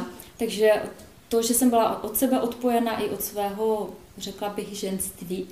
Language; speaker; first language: Czech; native; Czech